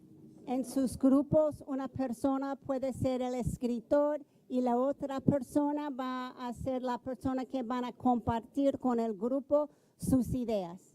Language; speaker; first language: Spanish; non-native, fluent; English